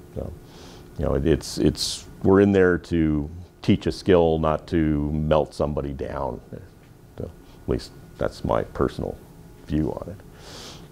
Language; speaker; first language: English; native; English